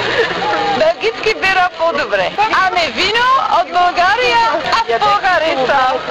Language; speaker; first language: Bulgarian; non-native, learner; Dutch